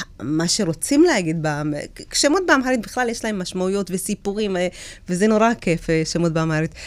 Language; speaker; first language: Hebrew; early bilingual, other home language; Amharic